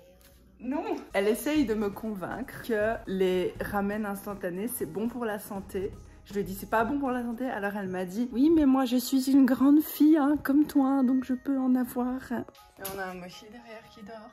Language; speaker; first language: French; native; French